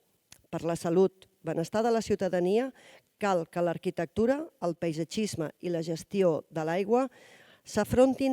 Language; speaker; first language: Catalan; native; Catalan